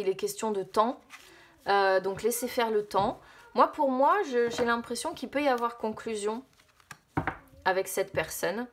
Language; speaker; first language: French; native; French